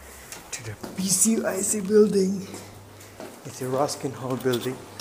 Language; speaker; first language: English; non-native, learner; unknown